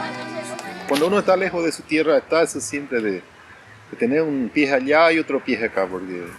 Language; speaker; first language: Spanish; native; Spanish